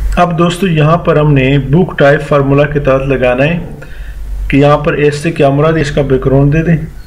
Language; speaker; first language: Urdu; non-native, local second language; Punjabi